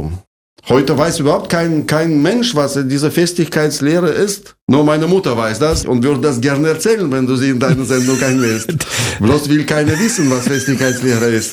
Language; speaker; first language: German; non-native, fluent; Russian